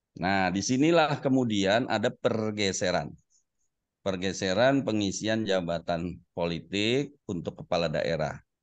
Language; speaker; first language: Indonesian; native; Indonesian